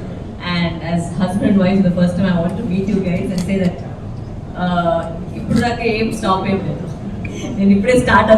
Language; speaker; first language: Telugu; non-native, local second language; Tamil